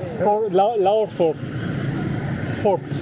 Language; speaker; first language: English; non-native, learner; French